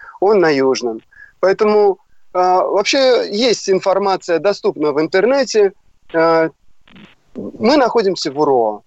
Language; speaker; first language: Russian; native; Russian